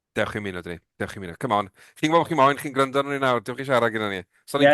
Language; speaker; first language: Welsh; native; Welsh